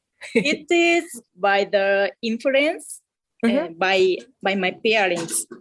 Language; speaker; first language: English; non-native, fluent; Japanese